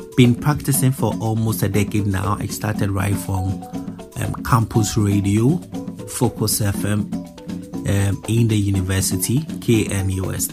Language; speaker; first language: English; non-native, local second language; Akan